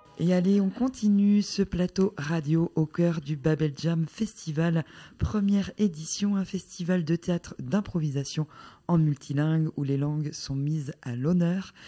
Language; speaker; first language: French; native; French